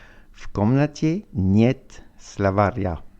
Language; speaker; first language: Russian; non-native, learner; French